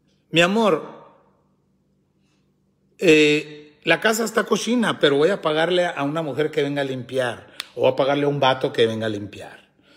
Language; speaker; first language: Spanish; early bilingual, heritage; Spanish